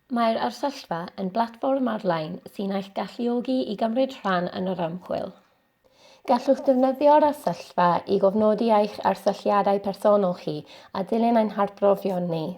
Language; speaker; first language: Welsh; non-native, local second language; English